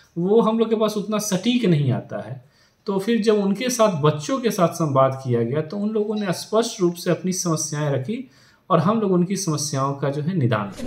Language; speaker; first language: Hindi; native; Hindi